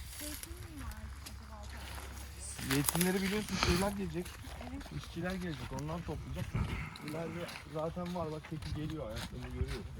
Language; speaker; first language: Turkish; early bilingual, heritage; Turkish